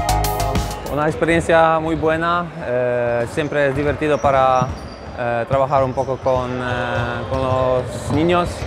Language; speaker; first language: Spanish; non-native, learner; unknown